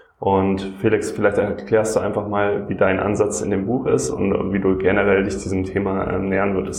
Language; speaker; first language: German; native; German